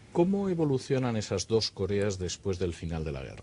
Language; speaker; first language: Spanish; native; Spanish